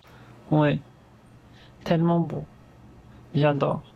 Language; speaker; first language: French; non-native, fluent; Portuguese